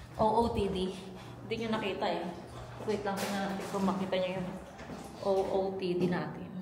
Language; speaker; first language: Filipino; native; Filipino